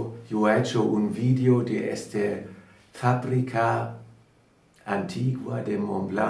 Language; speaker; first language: Spanish; non-native, learner; German